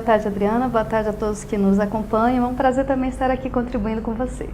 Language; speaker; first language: Portuguese; native; Portuguese